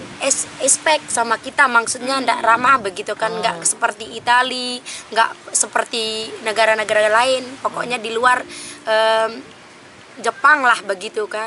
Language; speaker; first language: Indonesian; non-native, local second language; Sasak